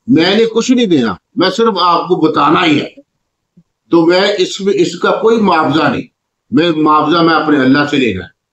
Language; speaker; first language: Urdu; non-native, local second language; Punjabi